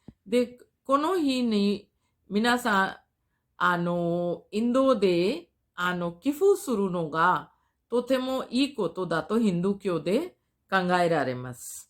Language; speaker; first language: Japanese; non-native, fluent; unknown